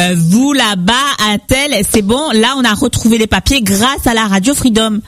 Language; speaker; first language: French; native; French